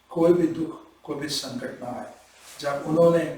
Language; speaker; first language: Hindi; non-native, local second language; Punjabi